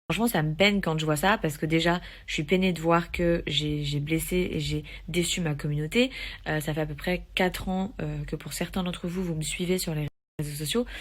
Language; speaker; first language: French; native; French